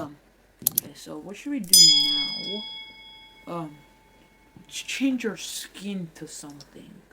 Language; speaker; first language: English; native; English